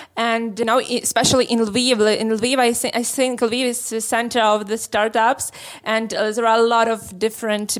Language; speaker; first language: English; non-native, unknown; Ukrainian